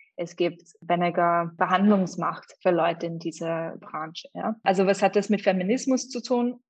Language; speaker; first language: German; non-native, fluent; English